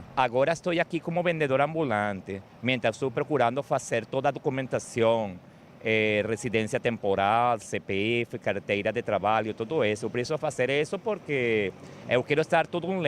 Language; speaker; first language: Portuguese; non-native, learner; Spanish